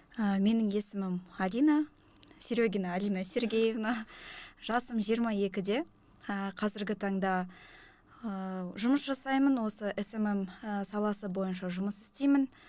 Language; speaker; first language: Kazakh; non-native, local second language; Russian